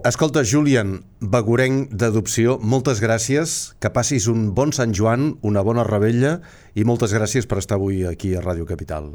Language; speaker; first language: Catalan; native; Catalan